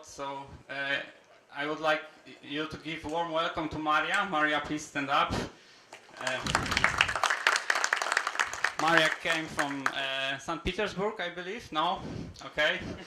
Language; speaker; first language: English; non-native, fluent; Polish